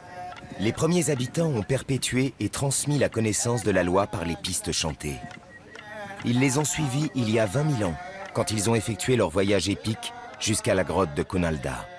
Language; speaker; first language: French; native; French